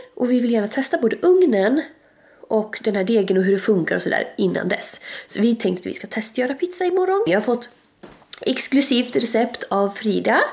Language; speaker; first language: Swedish; native; Swedish